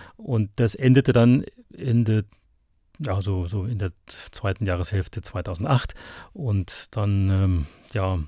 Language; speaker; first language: German; native; German